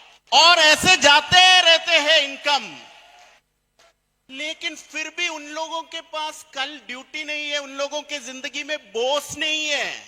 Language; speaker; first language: Hindi; non-native, local second language; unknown